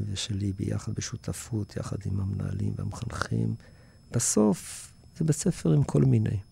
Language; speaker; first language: Hebrew; early bilingual, other home language; English